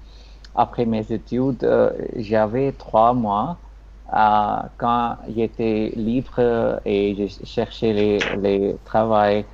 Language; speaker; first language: French; non-native, learner; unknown